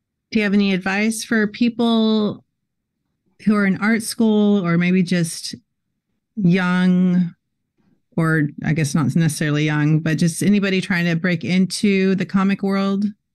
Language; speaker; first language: English; native; English